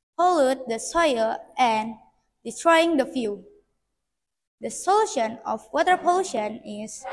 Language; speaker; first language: English; non-native, learner; Indonesian